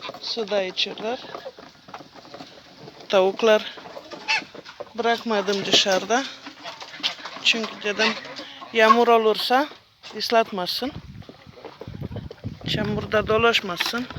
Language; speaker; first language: Turkish; non-native, learner; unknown